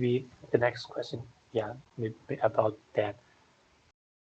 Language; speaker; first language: English; non-native, fluent; Chinese